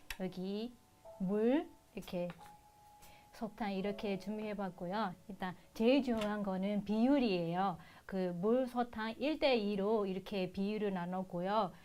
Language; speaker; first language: Korean; non-native, fluent; Chinese